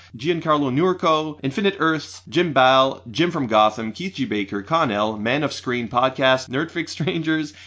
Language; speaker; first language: English; native; English